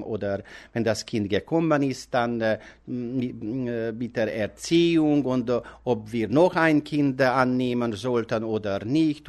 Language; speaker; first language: German; non-native, fluent; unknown